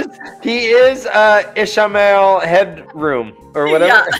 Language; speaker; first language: English; native; English